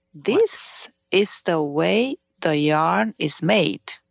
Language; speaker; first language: English; non-native, fluent; Romanian